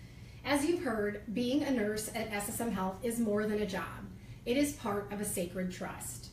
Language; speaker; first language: English; native; English